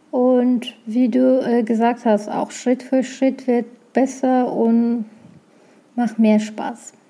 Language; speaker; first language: German; non-native, learner; Arabic